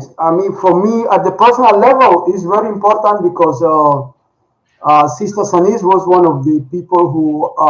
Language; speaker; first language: English; non-native, learner; Spanish